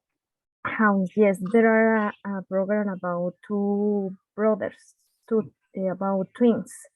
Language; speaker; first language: English; non-native, learner; Spanish